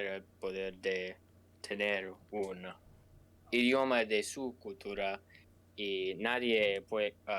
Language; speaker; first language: Spanish; non-native, learner; English